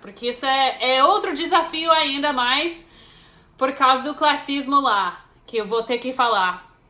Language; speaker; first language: Portuguese; non-native, fluent; English